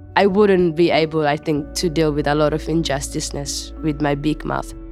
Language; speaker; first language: English; non-native, fluent; Somali